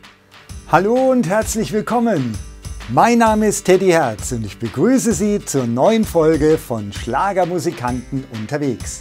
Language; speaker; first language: German; native; German